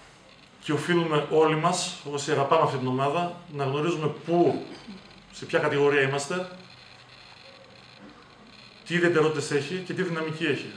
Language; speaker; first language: Greek; native; Greek